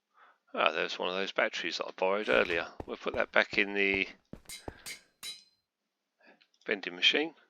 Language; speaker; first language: English; native; English